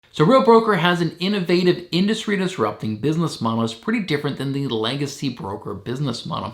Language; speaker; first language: English; native; English